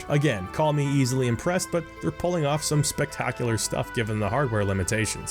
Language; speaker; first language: English; native; English